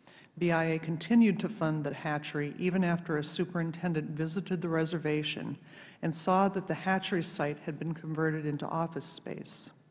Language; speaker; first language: English; native; English